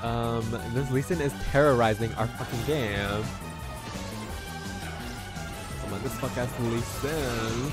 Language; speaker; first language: English; native; English